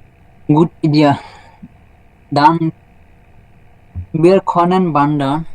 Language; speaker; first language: German; non-native, learner; Bangla